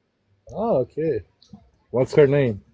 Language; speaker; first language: English; non-native, fluent; Slovenian